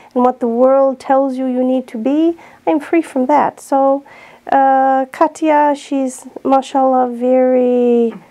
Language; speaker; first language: English; native; English